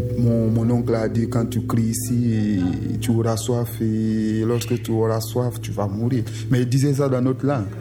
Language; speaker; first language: French; non-native, local second language; Susu